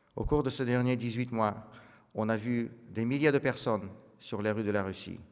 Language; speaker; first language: French; non-native, fluent; Russian